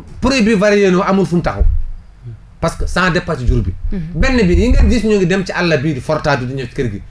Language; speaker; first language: Wolof; non-native, local second language; Fula